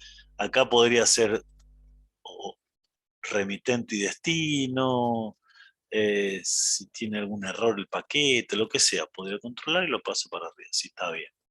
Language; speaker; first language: Spanish; native; Spanish